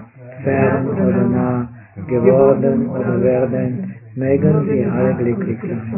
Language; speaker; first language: German; non-native, fluent; Czech